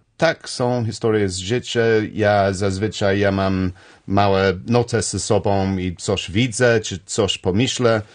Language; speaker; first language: Polish; non-native, learner; English